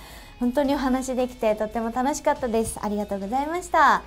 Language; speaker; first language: Japanese; native; Japanese